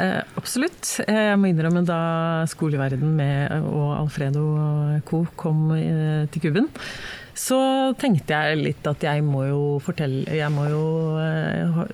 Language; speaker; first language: Norwegian; native; Norwegian